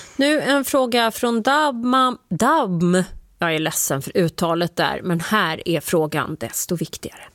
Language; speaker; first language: Swedish; native; Swedish